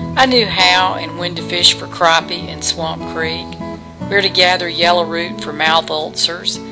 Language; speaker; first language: English; native; English